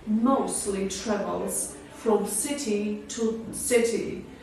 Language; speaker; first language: English; non-native, fluent; Georgian